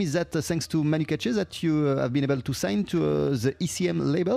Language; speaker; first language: English; non-native, fluent; French